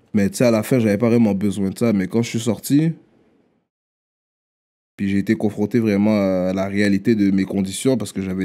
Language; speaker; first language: French; native; French